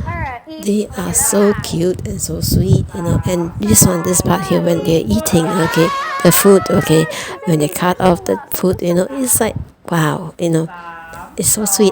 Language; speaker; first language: English; non-native, fluent; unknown